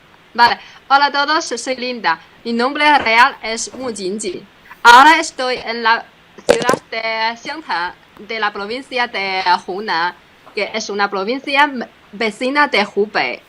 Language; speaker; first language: Spanish; non-native, fluent; Chinese